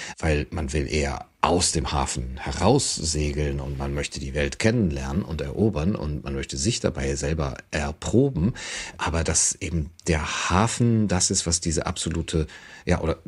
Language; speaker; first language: German; native; German